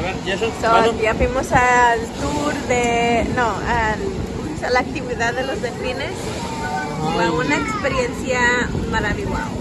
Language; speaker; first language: Spanish; early bilingual, heritage; Spanish